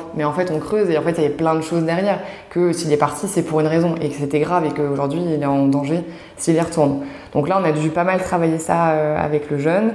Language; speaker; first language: French; native; French